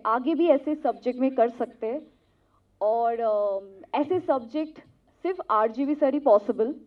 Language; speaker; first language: Hindi; non-native, local second language; Telugu